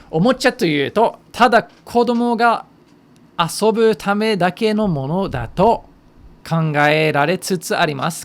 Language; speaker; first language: Japanese; non-native, fluent; English